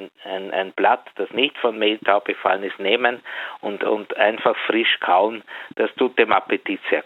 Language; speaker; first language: German; native; German